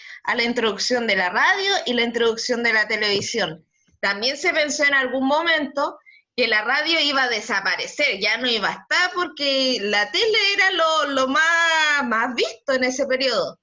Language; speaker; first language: Spanish; native; Spanish